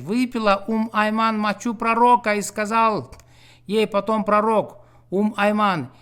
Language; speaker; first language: Russian; non-native, local second language; Kyrgyz